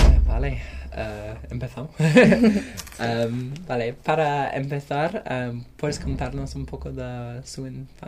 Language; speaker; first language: Spanish; non-native, learner; English